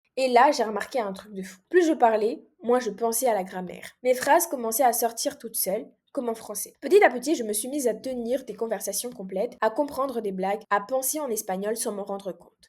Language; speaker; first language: French; non-native, local second language; Comorian